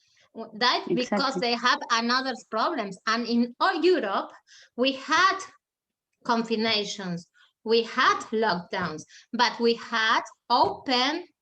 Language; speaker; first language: English; non-native, learner; German